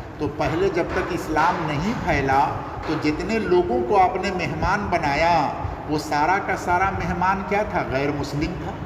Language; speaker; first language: Urdu; non-native, local second language; Bangla